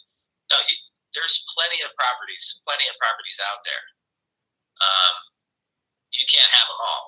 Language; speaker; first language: English; native; English